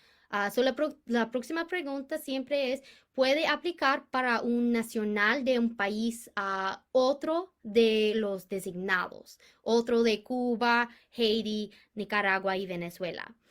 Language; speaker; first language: Spanish; non-native, fluent; English